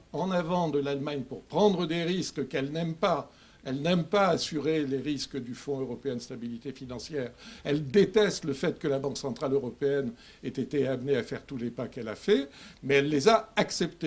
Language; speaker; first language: French; native; French